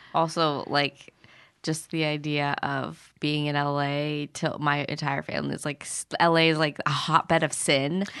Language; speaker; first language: English; native; English